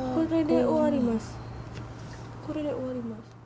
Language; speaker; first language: Japanese; non-native, learner; Indonesian